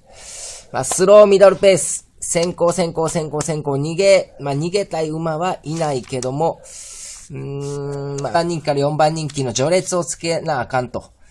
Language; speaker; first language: Japanese; native; Japanese